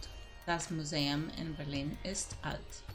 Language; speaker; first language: German; non-native, learner; Spanish